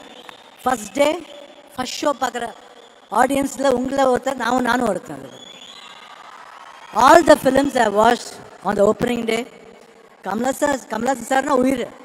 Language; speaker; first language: Tamil; non-native, fluent; Kannada